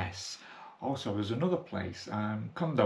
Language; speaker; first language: English; native; English